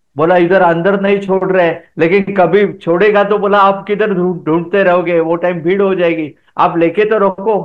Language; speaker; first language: Hindi; non-native, local second language; Marathi